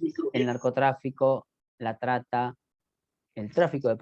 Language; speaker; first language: Spanish; native; Spanish